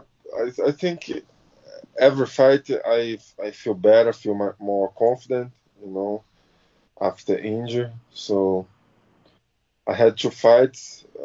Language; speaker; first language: English; non-native, learner; Portuguese